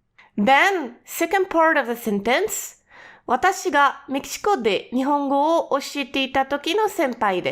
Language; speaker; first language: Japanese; non-native, learner; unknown